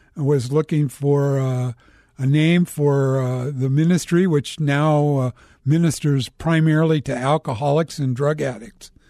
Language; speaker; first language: English; native; English